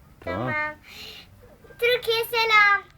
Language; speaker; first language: Turkish; early bilingual, heritage; Turkish